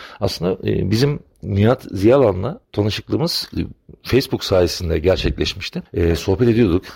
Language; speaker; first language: Turkish; native; Turkish